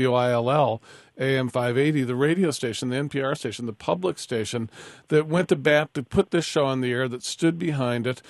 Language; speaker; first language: English; native; English